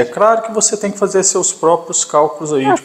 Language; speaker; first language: Portuguese; native; Portuguese